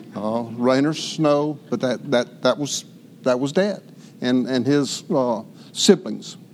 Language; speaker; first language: English; native; English